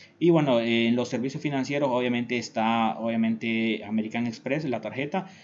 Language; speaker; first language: Spanish; native; Spanish